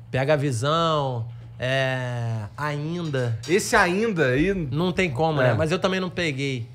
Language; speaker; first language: Portuguese; native; Portuguese